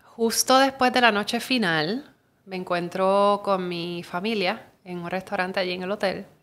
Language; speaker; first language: Spanish; native; Spanish